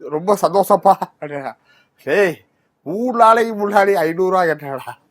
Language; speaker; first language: Tamil; native; Tamil